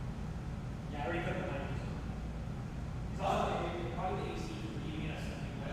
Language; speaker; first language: English; native; English